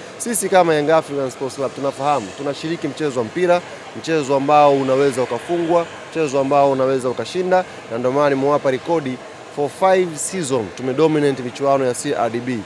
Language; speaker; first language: Swahili; native; Swahili